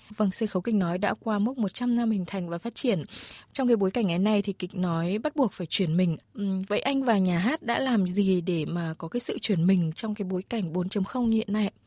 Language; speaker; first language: Vietnamese; native; Vietnamese